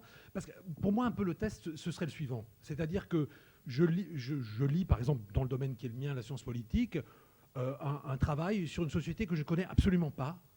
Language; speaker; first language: French; native; French